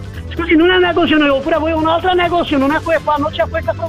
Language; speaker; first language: Italian; non-native, learner; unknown